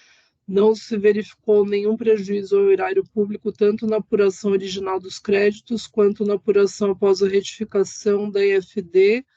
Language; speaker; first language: Portuguese; native; Portuguese